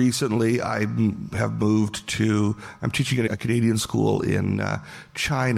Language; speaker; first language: English; native; English